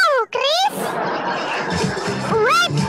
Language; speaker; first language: English; non-native, learner; Indonesian